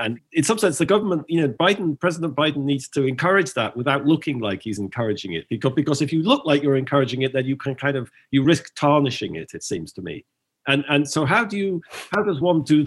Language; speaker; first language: English; native; English